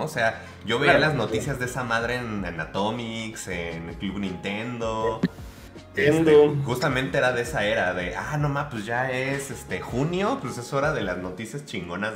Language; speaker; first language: Spanish; native; Spanish